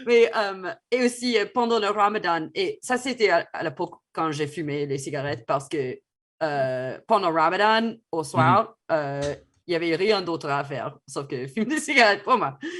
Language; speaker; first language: French; non-native, fluent; English